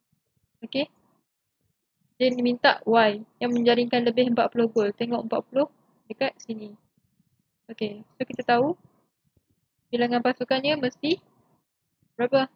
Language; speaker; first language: Malay; native; Malay